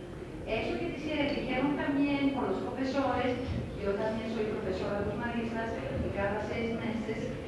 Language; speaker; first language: Spanish; non-native, fluent; Greek